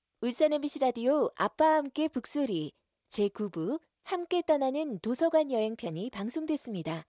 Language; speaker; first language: Korean; native; Korean